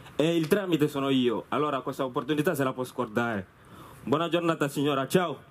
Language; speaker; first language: Italian; non-native, fluent; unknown